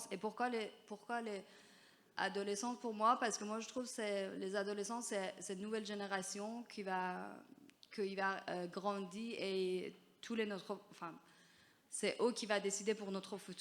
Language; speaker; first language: French; non-native, fluent; Persian